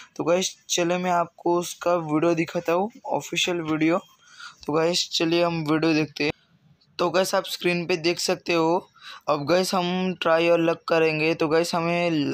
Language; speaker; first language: Hindi; native; Hindi